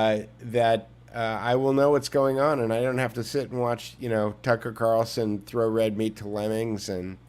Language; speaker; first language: English; native; English